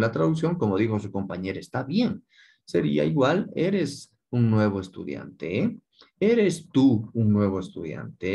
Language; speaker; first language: Spanish; native; Spanish